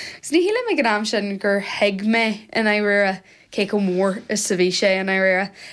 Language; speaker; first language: Irish; non-native, local second language; English